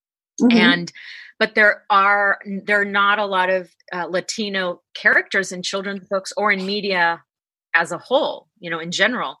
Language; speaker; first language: English; native; English